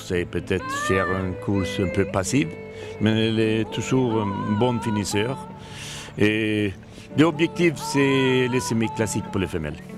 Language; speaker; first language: French; non-native, learner; Swedish